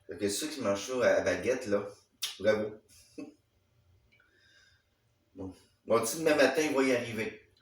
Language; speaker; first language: French; native; French